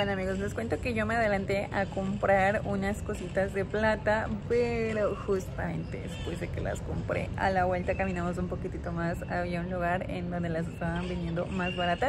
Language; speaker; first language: Spanish; native; Spanish